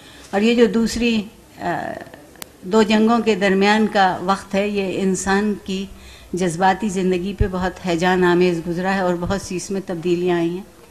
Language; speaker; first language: Urdu; native; Urdu